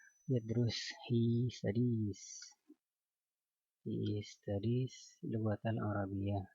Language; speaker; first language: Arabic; non-native, learner; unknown